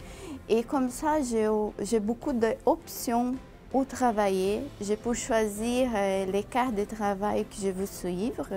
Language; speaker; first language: French; non-native, fluent; Portuguese